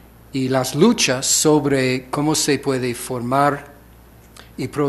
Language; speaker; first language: Spanish; non-native, fluent; English